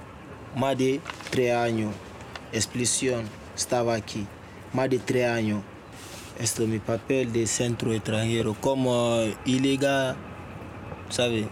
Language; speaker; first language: Spanish; non-native, learner; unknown